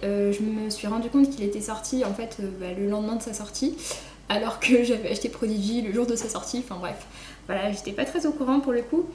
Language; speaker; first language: French; native; French